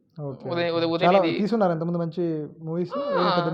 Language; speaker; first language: Telugu; native; Telugu